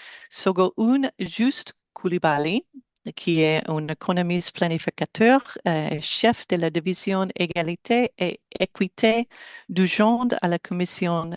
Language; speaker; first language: French; non-native, learner; English